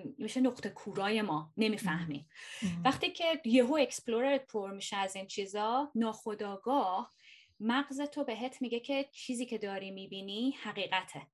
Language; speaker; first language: Persian; native; Persian